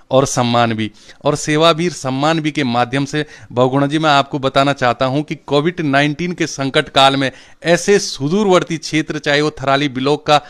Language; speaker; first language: Hindi; non-native, local second language; Garhwali